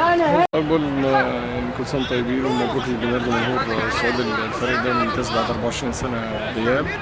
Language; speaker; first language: Arabic; native; Arabic